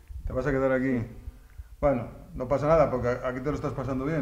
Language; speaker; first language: Spanish; native; Spanish